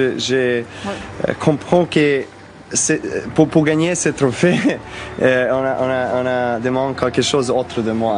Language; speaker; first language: French; non-native, learner; Serbian